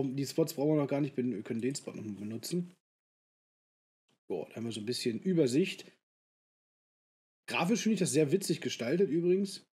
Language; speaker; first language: German; native; German